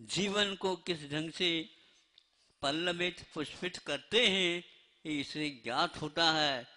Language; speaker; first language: Hindi; non-native, local second language; Kannada